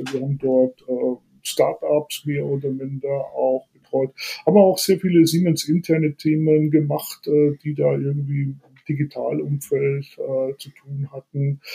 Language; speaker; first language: German; native; German